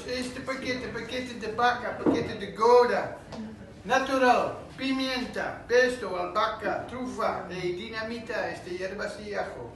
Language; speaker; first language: Spanish; non-native, learner; Dutch